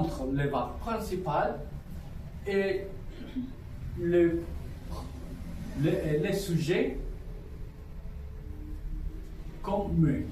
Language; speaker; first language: French; non-native, fluent; Spanish